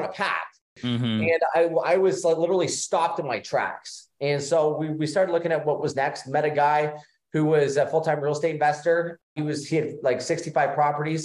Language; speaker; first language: English; native; English